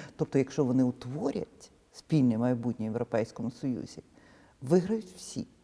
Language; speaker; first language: Ukrainian; native; Ukrainian